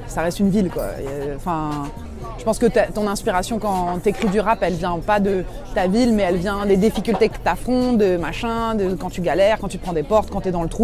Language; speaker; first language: French; native; French